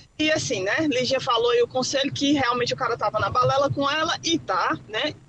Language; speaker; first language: Portuguese; native; Portuguese